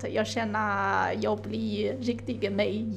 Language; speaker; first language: Swedish; non-native, fluent; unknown